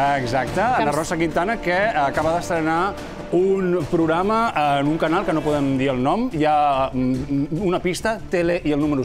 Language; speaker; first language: Catalan; native; Catalan